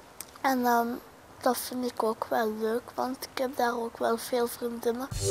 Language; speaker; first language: Dutch; non-native, local second language; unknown